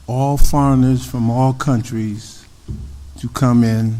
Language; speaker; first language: English; native; English